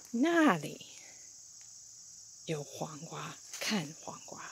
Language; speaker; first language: Chinese; non-native, fluent; English